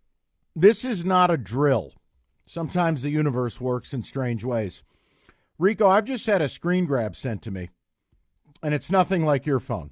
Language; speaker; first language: English; native; English